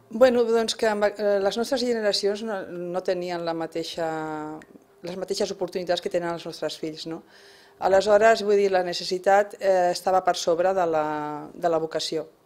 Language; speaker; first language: Catalan; non-native, local second language; Spanish